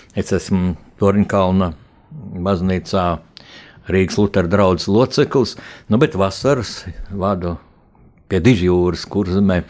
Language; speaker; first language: Latvian; native; Latvian